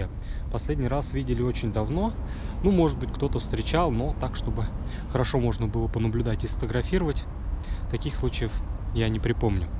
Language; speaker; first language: Russian; native; Russian